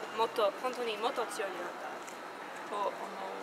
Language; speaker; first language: Japanese; non-native, learner; English